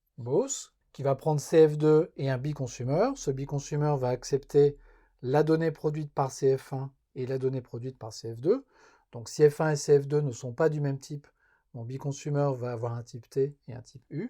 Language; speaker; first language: French; native; French